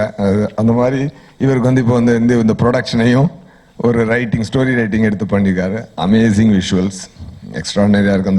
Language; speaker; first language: Tamil; native; Tamil